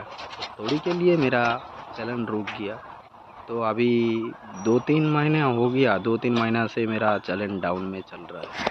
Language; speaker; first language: Hindi; non-native, local second language; Bangla